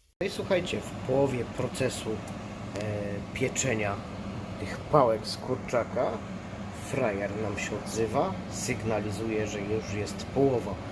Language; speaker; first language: Polish; native; Polish